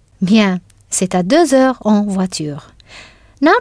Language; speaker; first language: French; non-native, fluent; English